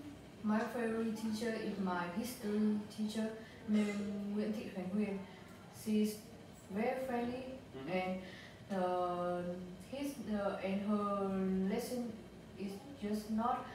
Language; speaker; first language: English; non-native, learner; Vietnamese